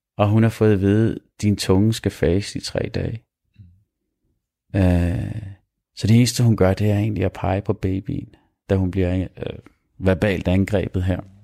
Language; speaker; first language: Danish; early bilingual, other home language; Arabic